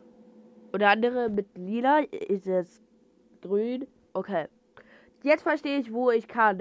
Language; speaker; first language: German; non-native, learner; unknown